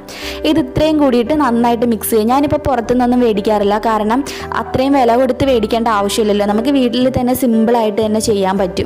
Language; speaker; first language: Malayalam; native; Malayalam